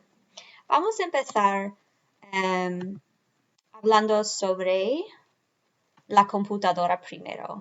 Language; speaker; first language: Spanish; non-native, fluent; English